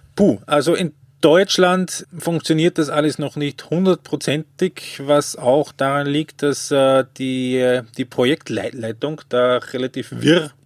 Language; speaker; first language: German; native; German